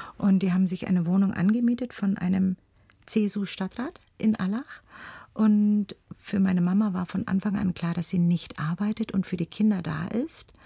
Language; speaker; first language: German; early bilingual, other home language; Turkish